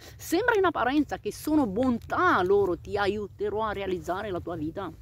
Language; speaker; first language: Italian; non-native, fluent; Romanian